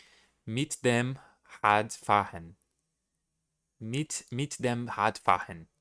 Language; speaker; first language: German; non-native, learner; Portuguese